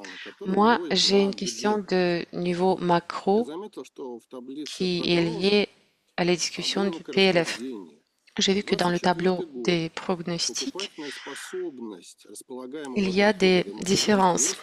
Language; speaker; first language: French; non-native, fluent; Russian